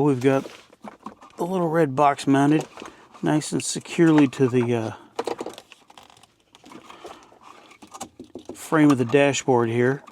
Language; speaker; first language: English; native; English